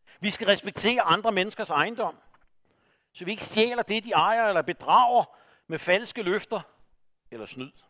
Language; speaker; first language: Danish; native; Danish